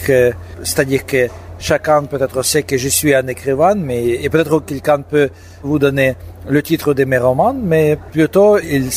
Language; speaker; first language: French; non-native, fluent; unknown